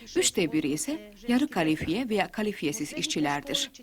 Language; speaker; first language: Turkish; native; Turkish